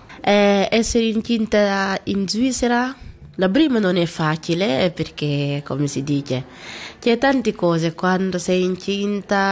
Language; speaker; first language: Italian; non-native, learner; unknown